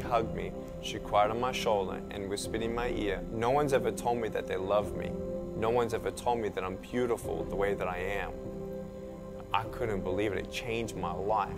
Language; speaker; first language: English; native; English